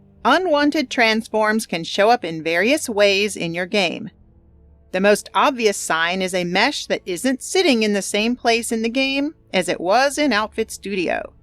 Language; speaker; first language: English; native; English